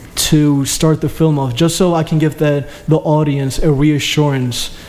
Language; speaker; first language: English; early bilingual, other home language; Albanian